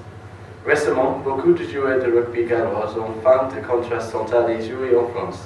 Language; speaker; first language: French; non-native, learner; English